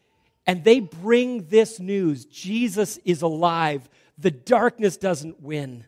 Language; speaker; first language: English; native; English